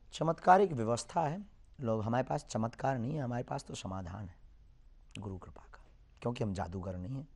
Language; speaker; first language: Hindi; native; Hindi